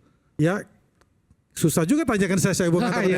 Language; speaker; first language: Indonesian; native; Indonesian